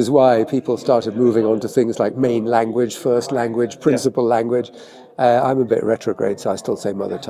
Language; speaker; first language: English; native; English